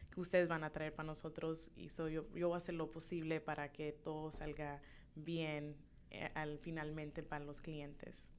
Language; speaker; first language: Spanish; early bilingual, other home language; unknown